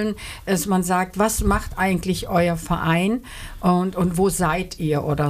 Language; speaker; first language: German; early bilingual, other home language; Turkish